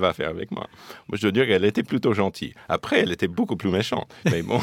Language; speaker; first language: French; non-native, fluent; English